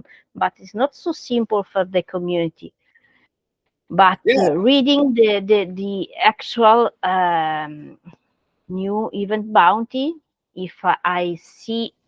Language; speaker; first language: English; non-native, learner; Italian